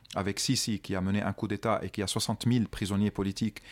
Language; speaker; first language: French; non-native, local second language; Arabic